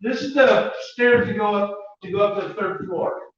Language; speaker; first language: English; native; English